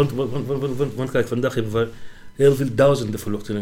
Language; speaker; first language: Dutch; non-native, learner; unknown